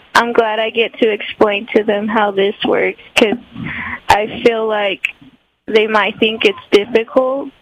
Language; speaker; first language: English; early bilingual, other home language; Spanish